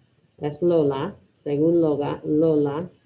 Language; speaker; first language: Spanish; non-native, fluent; English